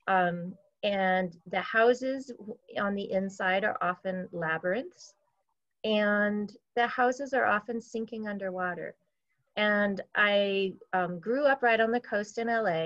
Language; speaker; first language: English; native; English